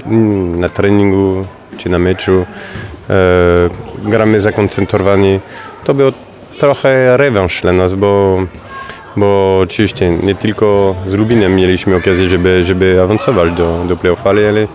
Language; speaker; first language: Polish; non-native, fluent; French